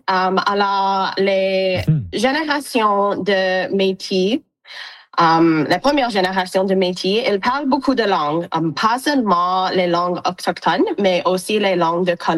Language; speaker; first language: French; non-native, local second language; English